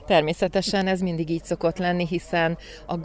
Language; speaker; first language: Hungarian; native; Hungarian